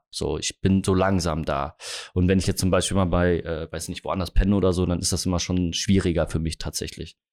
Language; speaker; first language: German; native; German